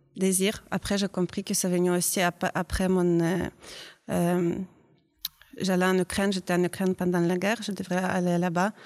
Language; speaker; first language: French; non-native, learner; Ukrainian